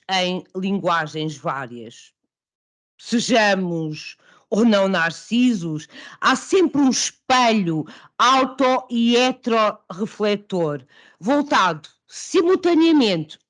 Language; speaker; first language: Portuguese; native; Portuguese